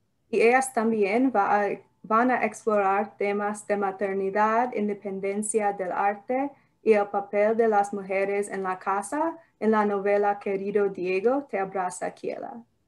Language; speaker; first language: Spanish; non-native, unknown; English